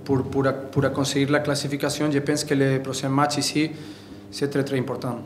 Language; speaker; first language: French; non-native, fluent; Spanish